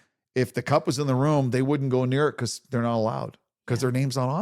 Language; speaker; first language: English; native; English